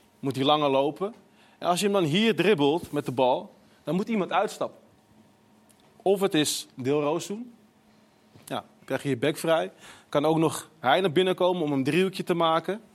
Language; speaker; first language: Dutch; native; Dutch